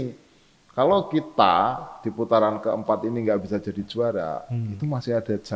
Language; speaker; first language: Indonesian; native; Indonesian